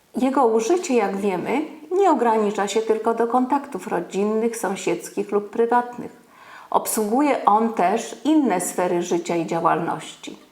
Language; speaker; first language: Polish; native; Polish